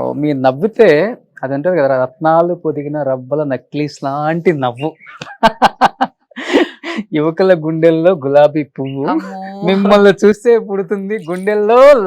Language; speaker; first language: Telugu; native; Telugu